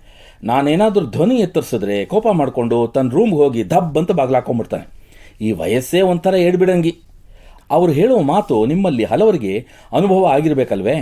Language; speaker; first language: Kannada; native; Kannada